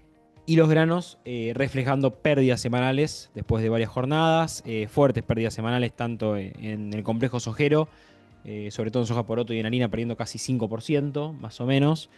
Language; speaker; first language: Spanish; native; Spanish